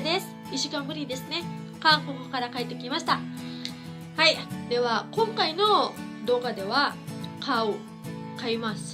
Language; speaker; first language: Japanese; non-native, fluent; Cebuano